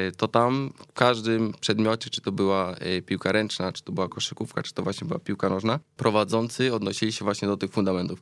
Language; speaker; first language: Polish; native; Polish